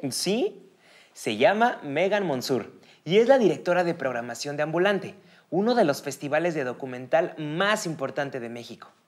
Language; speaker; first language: Spanish; native; Spanish